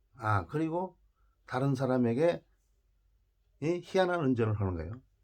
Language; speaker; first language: Korean; native; Korean